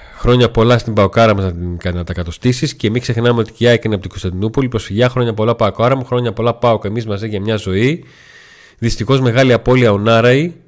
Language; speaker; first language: Greek; native; Greek